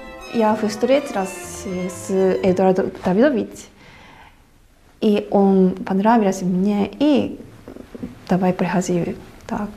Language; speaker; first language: Russian; non-native, learner; Japanese